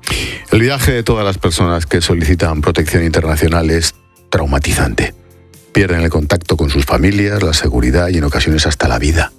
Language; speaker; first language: Spanish; native; Spanish